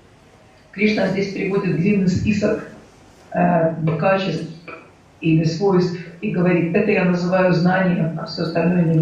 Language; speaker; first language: Russian; native; Russian